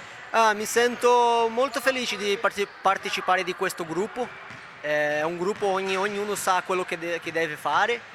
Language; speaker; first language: Italian; non-native, fluent; Portuguese